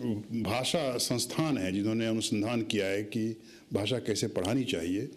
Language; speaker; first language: Hindi; native; Hindi